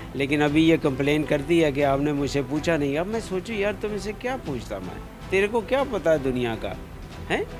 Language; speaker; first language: Urdu; native; Urdu